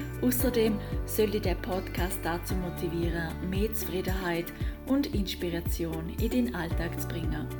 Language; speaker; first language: German; native; German